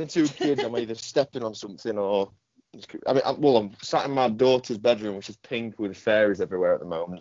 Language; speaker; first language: English; native; English